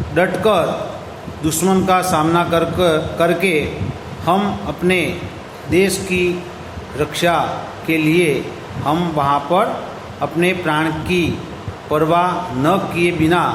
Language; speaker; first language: Hindi; non-native, local second language; Gujarati